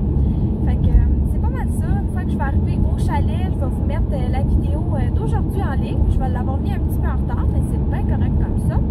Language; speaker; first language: French; native; French